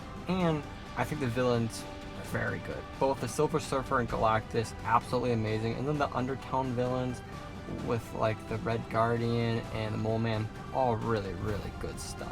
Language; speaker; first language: English; native; English